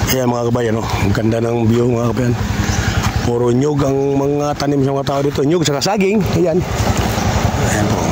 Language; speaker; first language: Filipino; non-native, local second language; Cebuano